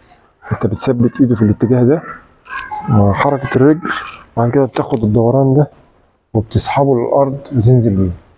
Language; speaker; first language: Arabic; native; Arabic